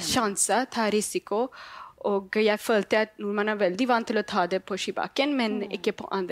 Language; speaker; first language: Norwegian; non-native, learner; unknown